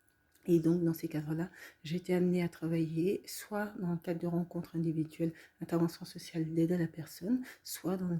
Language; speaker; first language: French; native; French